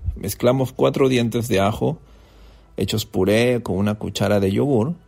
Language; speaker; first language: Spanish; native; Spanish